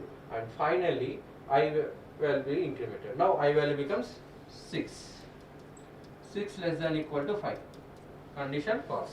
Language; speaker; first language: English; non-native, local second language; Telugu